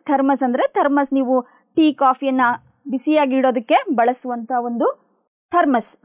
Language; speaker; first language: Kannada; native; Kannada